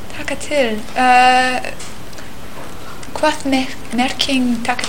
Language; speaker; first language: Icelandic; non-native, learner; English